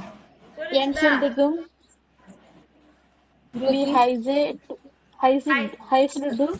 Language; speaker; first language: German; non-native, learner; Tamil